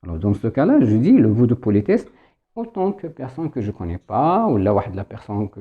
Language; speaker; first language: French; non-native, local second language; Arabic